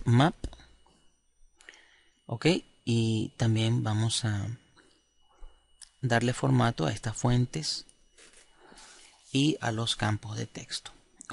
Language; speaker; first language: Spanish; native; Spanish